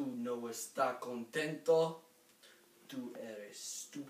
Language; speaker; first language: Spanish; non-native, learner; English